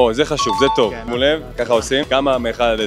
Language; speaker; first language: Hebrew; native; Hebrew